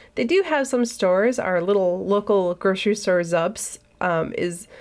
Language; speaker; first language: English; native; English